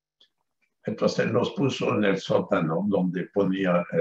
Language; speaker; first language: Spanish; non-native, fluent; French